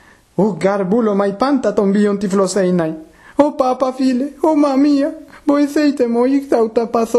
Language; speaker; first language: Greek; non-native, fluent; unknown